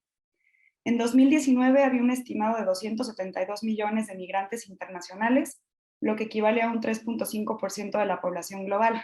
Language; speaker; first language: Spanish; native; Spanish